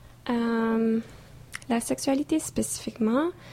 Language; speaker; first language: French; non-native, fluent; English